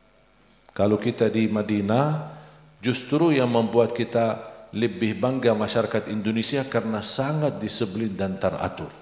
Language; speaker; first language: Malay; non-native, fluent; Arabic